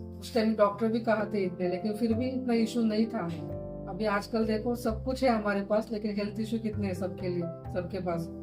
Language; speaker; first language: Hindi; non-native, local second language; Marathi